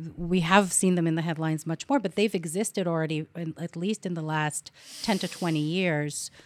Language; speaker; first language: English; non-native, fluent; Hebrew